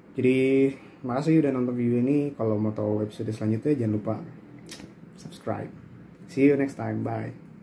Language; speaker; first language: Indonesian; native; Indonesian